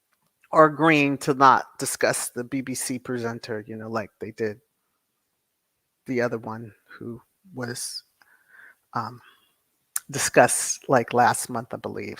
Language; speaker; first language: English; native; English